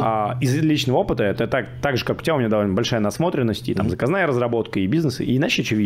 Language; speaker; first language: Russian; native; Russian